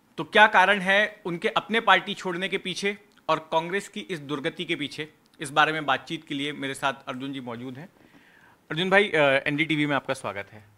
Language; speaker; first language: Hindi; native; Hindi